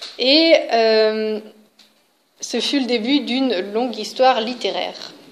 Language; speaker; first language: French; native; French